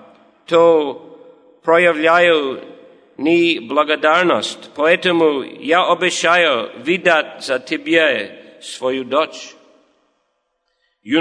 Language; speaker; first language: Russian; non-native, learner; English